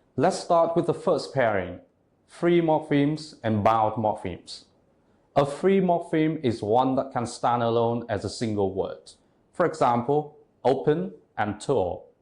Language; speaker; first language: English; non-native, fluent; Vietnamese